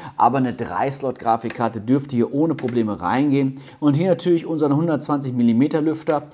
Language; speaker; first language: German; native; German